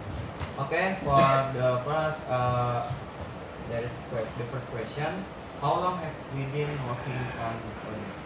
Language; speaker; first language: English; non-native, learner; Indonesian